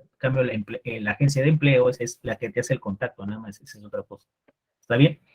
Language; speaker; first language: Spanish; native; Spanish